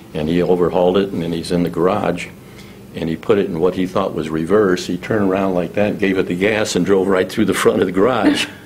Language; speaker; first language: English; native; English